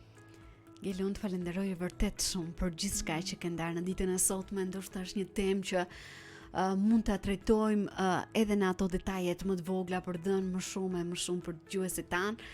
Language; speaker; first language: Albanian; native; Albanian